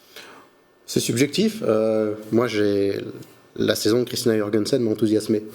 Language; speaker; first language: French; native; French